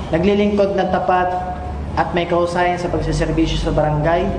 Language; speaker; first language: Filipino; native; Filipino